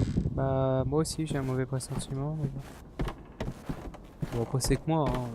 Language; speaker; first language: French; native; French